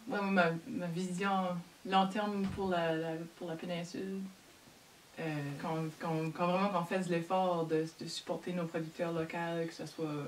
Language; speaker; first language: French; native; French